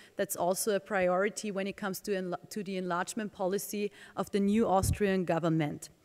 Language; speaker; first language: English; non-native, fluent; German